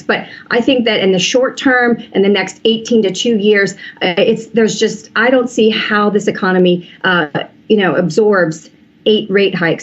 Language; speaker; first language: English; native; English